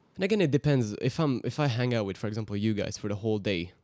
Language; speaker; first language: English; early bilingual, other home language; Hungarian